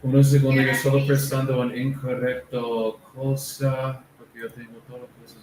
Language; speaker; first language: Spanish; non-native, learner; English